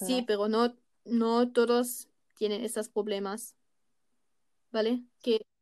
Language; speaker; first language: Spanish; non-native, learner; German